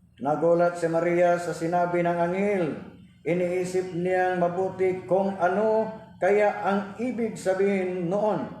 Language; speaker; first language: Filipino; non-native, local second language; Cebuano